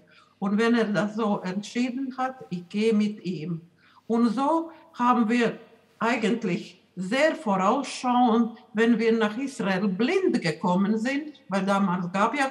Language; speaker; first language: German; non-native, fluent; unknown